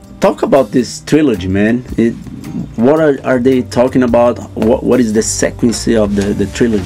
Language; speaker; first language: English; non-native, fluent; Portuguese